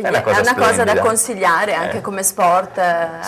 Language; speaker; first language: Italian; native; Italian